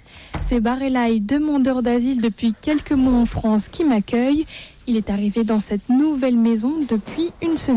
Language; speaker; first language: French; native; French